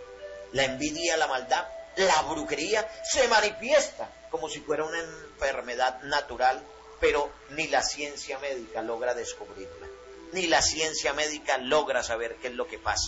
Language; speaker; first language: Spanish; native; Spanish